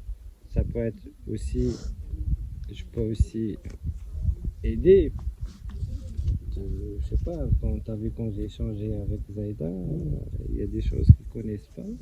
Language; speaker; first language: French; non-native, local second language; Arabic